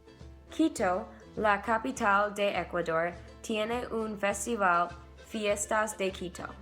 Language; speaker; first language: Spanish; non-native, learner; English